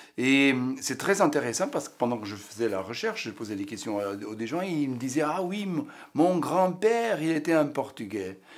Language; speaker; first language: French; non-native, fluent; Portuguese